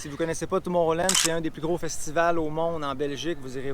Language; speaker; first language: French; native; French